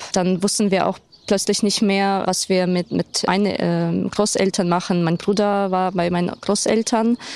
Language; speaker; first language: German; non-native, fluent; Ukrainian